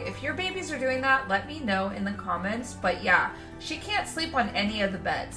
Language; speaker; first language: English; native; English